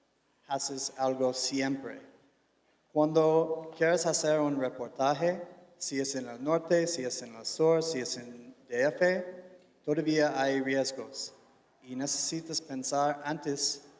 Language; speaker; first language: Spanish; non-native, fluent; English